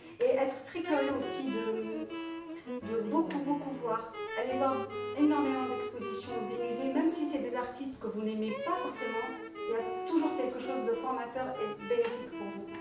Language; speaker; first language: French; non-native, local second language; Arabic